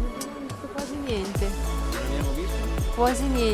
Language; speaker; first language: Italian; non-native, fluent; Russian